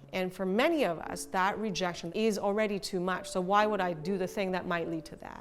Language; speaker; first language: English; early bilingual, other home language; Cantonese